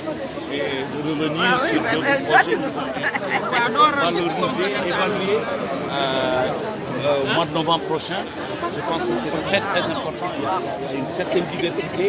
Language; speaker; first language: French; non-native, local second language; Wolof